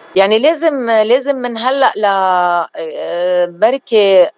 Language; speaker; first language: Arabic; non-native, local second language; Armenian